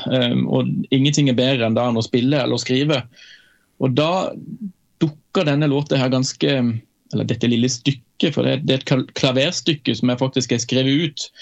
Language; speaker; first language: Norwegian; native; Norwegian